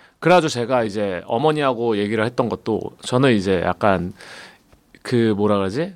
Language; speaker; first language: Korean; early bilingual, heritage; Korean